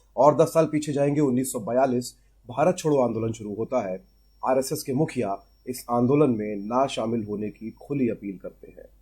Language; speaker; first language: Hindi; native; Hindi